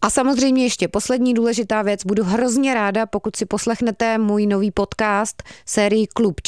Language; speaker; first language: Czech; native; Czech